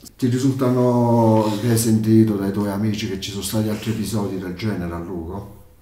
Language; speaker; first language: Italian; native; Italian